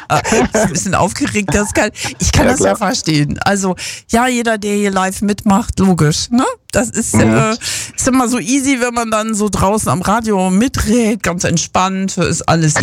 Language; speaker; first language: German; native; German